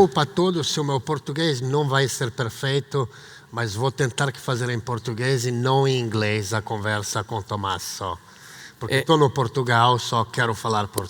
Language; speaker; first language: Portuguese; non-native, fluent; Italian